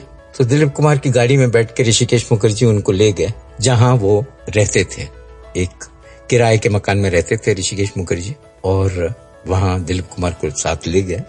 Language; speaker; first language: Hindi; native; Hindi